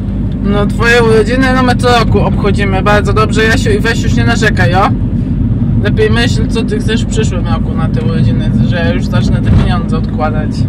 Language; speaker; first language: Polish; native; Polish